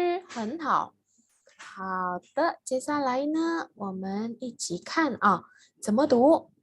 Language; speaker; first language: Chinese; non-native, fluent; Indonesian